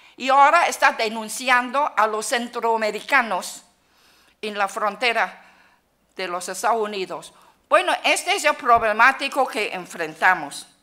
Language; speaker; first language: Spanish; non-native, fluent; Chinese